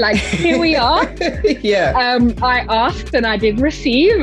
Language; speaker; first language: English; native; English